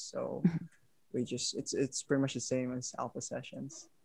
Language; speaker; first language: English; non-native, local second language; Filipino